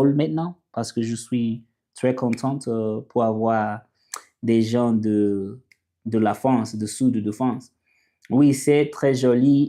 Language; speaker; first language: French; non-native, learner; English